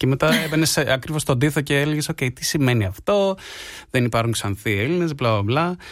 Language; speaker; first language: Greek; early bilingual, heritage; Greek